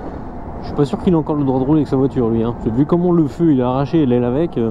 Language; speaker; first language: French; native; French